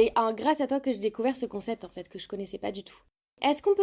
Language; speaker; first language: French; native; French